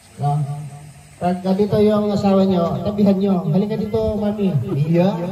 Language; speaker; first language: Filipino; non-native, local second language; Cebuano